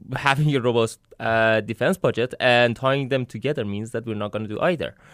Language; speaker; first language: English; non-native, fluent; Persian